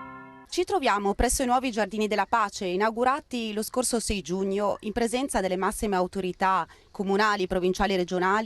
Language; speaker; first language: Italian; native; Italian